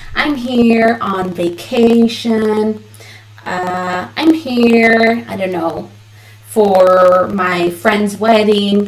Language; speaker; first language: English; early bilingual, other home language; Spanish